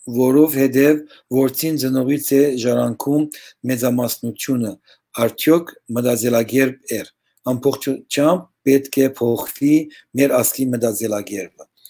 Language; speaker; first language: Armenian; early bilingual, heritage; Armenian